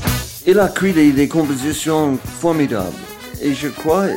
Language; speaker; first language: French; non-native, fluent; English